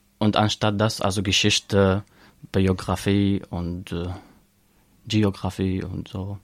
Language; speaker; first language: German; non-native, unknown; Arabic